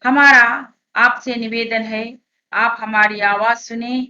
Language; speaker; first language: Hindi; non-native, local second language; Telugu